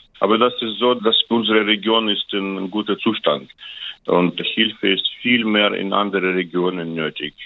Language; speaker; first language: German; non-native, learner; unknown